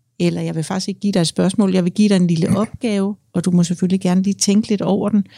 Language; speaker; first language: Danish; native; Danish